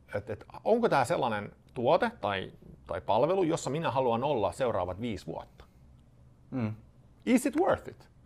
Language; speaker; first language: Finnish; non-native, fluent; Swedish